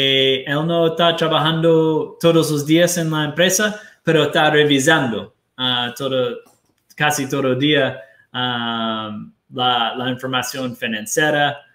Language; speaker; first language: Spanish; non-native, fluent; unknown